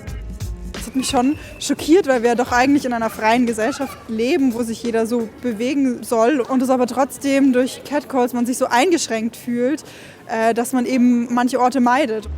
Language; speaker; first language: German; native; German